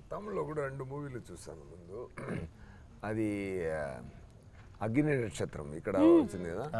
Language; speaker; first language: Telugu; non-native, fluent; Tamil